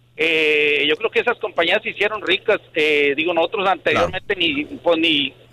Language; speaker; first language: Spanish; native; Spanish